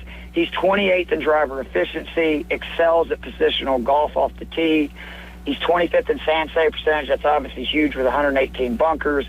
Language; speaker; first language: English; native; English